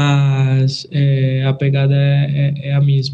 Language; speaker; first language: Portuguese; non-native, fluent; Spanish